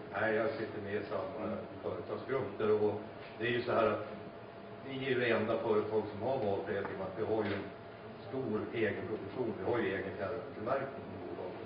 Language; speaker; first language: Swedish; native; Swedish